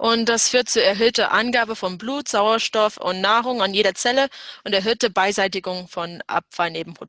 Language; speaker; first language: German; non-native, fluent; English